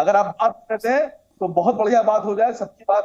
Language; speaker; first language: Hindi; native; Hindi